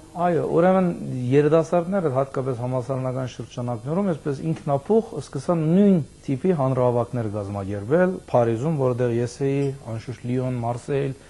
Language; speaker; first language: Armenian; early bilingual, heritage; Armenian